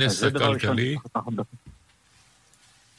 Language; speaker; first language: Hebrew; native; Hebrew